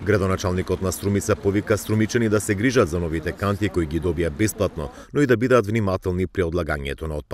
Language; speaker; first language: Macedonian; native; Macedonian